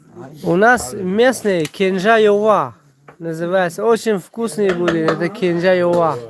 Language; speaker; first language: Russian; non-native, local second language; Tajik